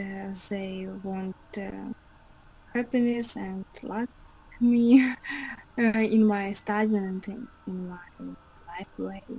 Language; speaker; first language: English; non-native, learner; Russian